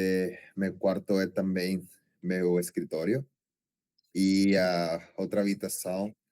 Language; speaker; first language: Portuguese; non-native, learner; Spanish